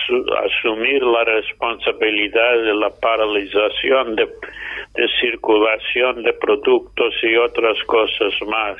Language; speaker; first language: Spanish; non-native, fluent; English